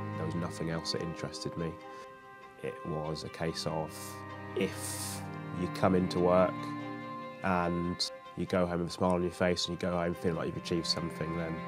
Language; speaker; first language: English; native; English